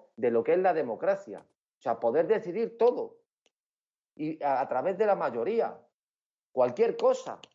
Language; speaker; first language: Spanish; native; Spanish